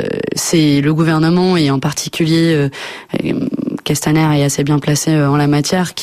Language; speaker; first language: French; native; French